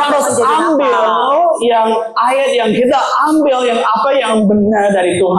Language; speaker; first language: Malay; non-native, learner; English